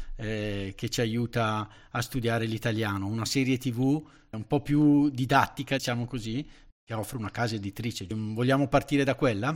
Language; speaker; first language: Italian; native; Italian